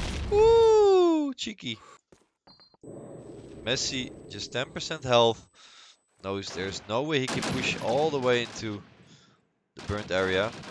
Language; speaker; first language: English; non-native, fluent; Dutch